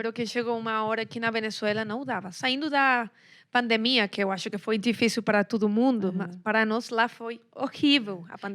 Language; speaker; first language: Portuguese; non-native, fluent; Spanish